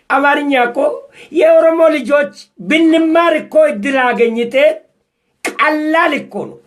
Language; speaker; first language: Amharic; non-native, local second language; Oromo